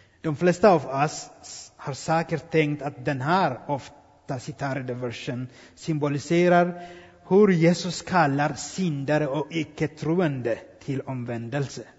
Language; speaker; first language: Swedish; non-native, fluent; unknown